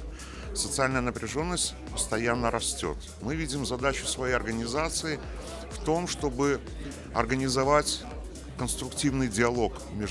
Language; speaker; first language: Russian; native; Russian